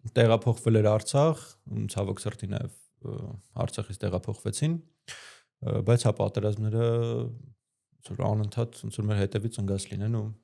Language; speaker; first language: Armenian; native; Armenian